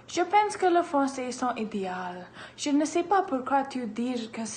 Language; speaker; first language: French; non-native, learner; English